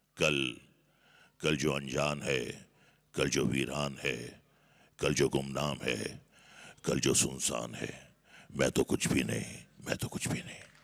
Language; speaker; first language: Hindi; native; Hindi